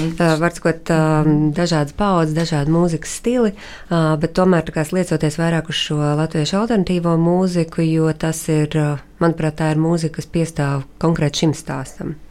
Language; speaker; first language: Latvian; native; Latvian